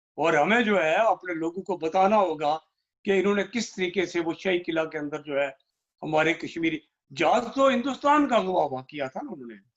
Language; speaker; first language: Urdu; non-native, local second language; Punjabi